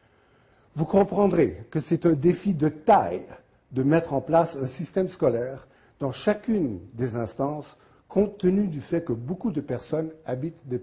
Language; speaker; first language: French; native; French